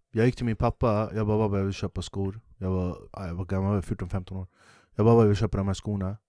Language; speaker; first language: Swedish; native; Swedish